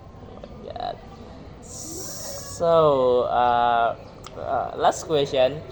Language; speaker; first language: English; non-native, learner; Indonesian